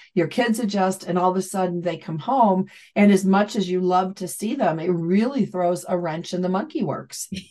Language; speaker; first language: English; native; English